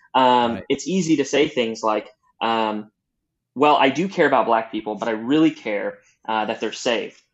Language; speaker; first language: English; native; English